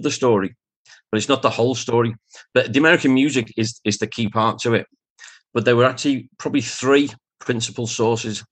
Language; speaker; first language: English; native; English